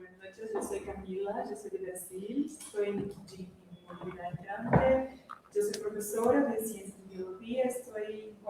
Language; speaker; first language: Spanish; non-native, fluent; Portuguese